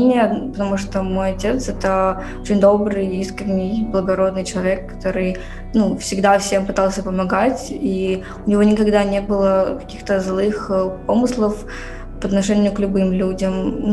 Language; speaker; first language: Russian; native; Russian